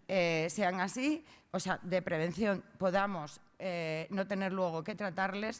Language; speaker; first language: Spanish; native; Spanish